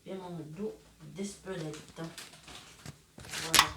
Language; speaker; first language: French; non-native, local second language; Arabic